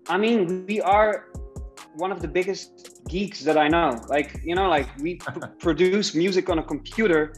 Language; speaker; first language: English; non-native, fluent; Dutch